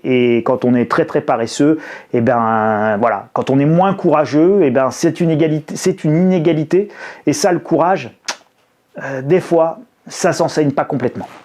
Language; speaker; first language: French; native; French